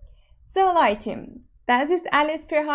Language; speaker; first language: German; non-native, fluent; Portuguese